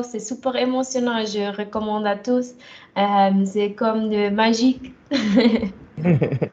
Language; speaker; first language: French; non-native, fluent; German